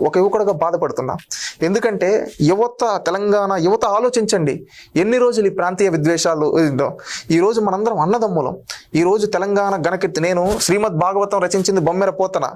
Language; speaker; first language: Telugu; native; Telugu